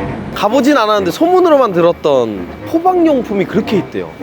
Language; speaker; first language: Korean; native; Korean